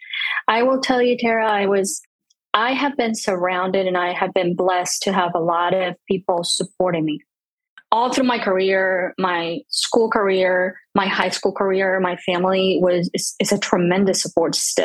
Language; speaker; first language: English; non-native, fluent; Spanish